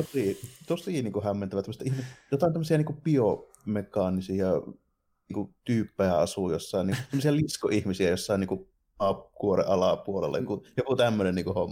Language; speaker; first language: Finnish; native; Finnish